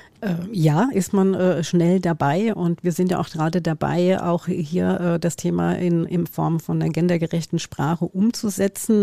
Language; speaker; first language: German; native; German